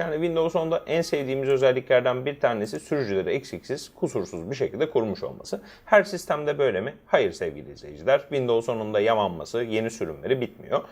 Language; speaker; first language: Turkish; native; Turkish